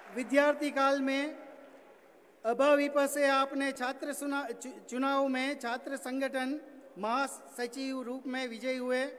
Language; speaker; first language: Hindi; non-native, local second language; Gujarati